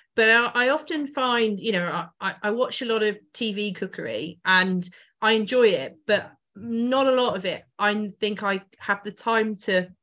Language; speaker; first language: English; native; English